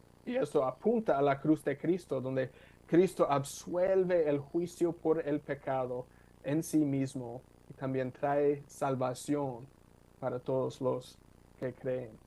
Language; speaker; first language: Spanish; non-native, fluent; English